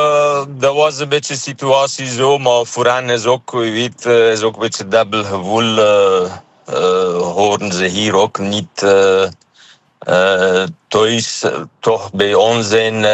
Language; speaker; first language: Dutch; non-native, fluent; Persian